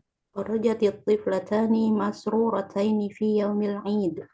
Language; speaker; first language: Arabic; non-native, learner; Indonesian